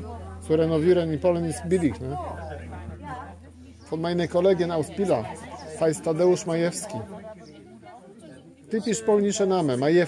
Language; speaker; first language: German; non-native, learner; Polish